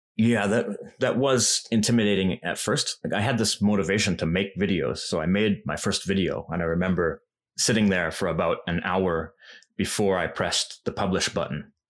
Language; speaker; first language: English; native; English